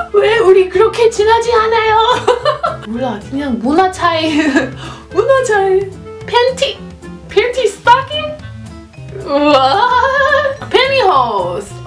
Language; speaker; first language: Korean; non-native, fluent; English